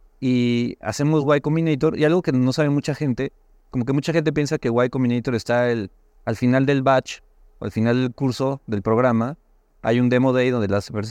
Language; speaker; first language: Spanish; native; Spanish